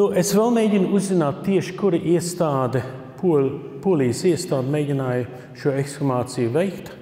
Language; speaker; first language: Latvian; early bilingual, heritage; Latvian